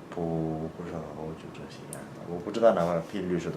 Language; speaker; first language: Chinese; non-native, fluent; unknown